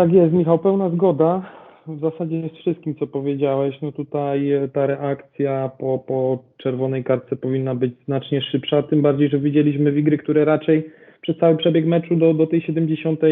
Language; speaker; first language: Polish; native; Polish